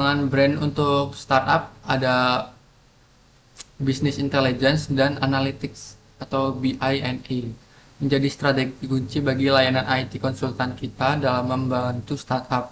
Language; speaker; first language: Indonesian; native; Indonesian